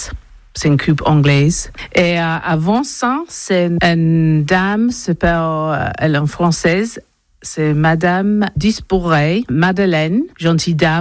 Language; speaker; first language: French; non-native, learner; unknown